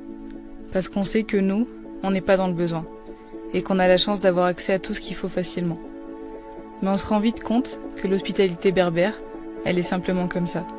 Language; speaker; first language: French; native; French